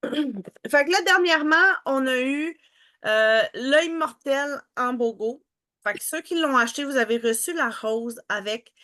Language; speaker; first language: French; native; French